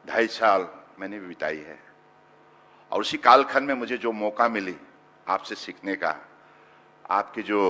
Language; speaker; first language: Hindi; non-native, local second language; Assamese